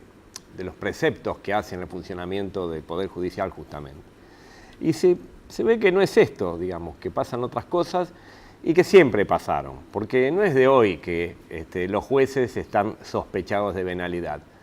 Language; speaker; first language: Spanish; native; Spanish